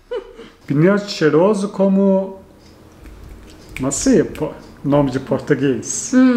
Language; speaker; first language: Portuguese; non-native, learner; Turkish